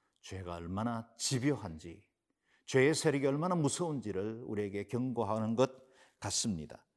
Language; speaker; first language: Korean; native; Korean